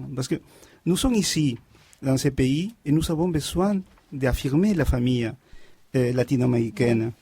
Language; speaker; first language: French; non-native, fluent; Spanish